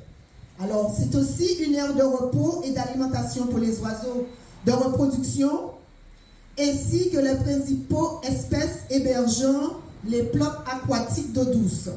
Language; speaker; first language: French; native; French